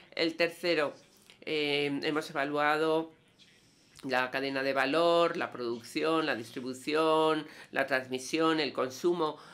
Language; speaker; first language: Spanish; non-native, fluent; Danish